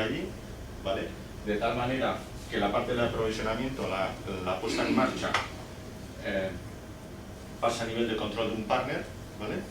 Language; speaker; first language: Spanish; native; Spanish